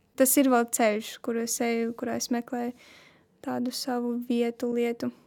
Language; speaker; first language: Latvian; non-native, local second language; Russian